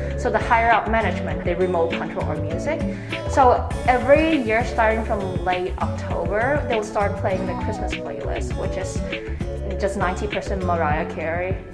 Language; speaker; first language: English; native; English